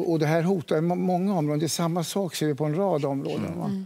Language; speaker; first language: Swedish; native; Swedish